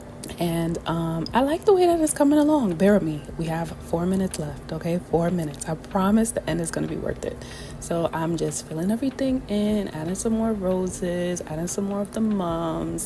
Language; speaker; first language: English; native; English